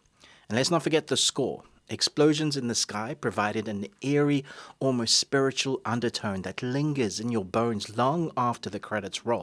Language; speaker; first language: English; native; English